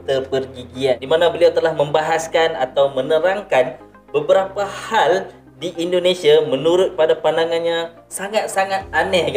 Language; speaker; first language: Malay; native; Malay